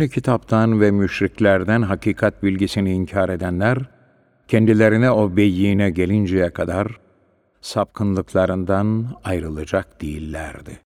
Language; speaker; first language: Turkish; native; Turkish